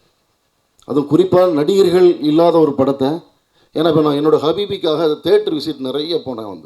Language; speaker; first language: Tamil; native; Tamil